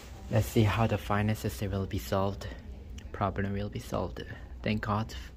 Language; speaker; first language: English; non-native, fluent; Korean